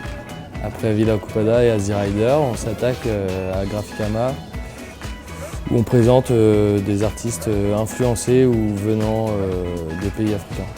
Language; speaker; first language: French; native; French